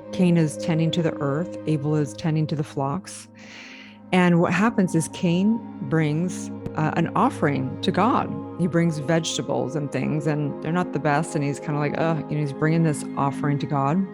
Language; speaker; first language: English; native; English